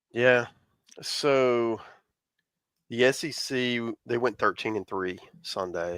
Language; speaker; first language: English; native; English